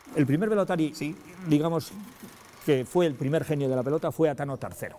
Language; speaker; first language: Spanish; native; Spanish